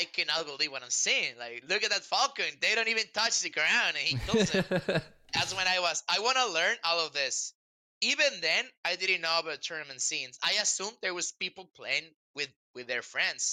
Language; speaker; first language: English; non-native, fluent; Spanish